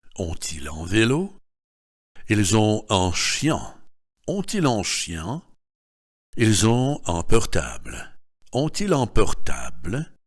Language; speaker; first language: French; non-native, fluent; Russian